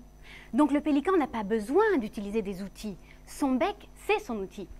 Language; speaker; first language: French; native; French